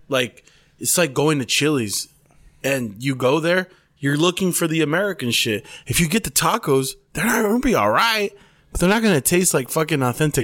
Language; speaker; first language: English; early bilingual, other home language; Spanish